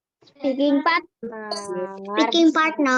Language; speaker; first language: English; non-native, learner; Indonesian